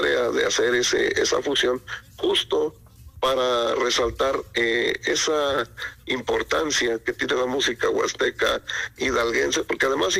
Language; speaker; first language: Spanish; native; Spanish